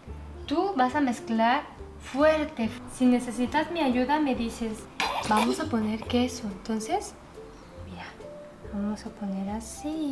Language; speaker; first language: Spanish; non-native, fluent; Korean